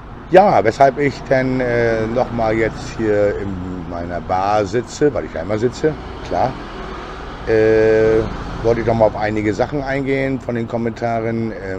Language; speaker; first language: German; native; German